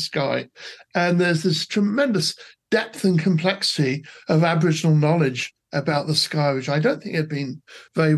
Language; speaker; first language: English; native; English